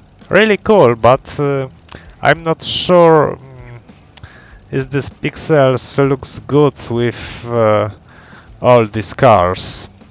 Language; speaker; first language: English; non-native, learner; Polish